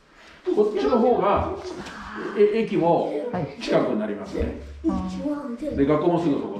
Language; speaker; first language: Japanese; native; Japanese